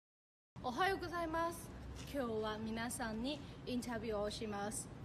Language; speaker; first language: Japanese; non-native, learner; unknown